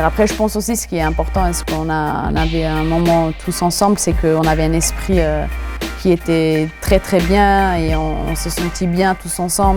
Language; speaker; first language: French; non-native, local second language; German